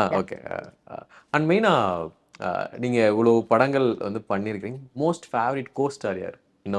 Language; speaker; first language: Tamil; native; Tamil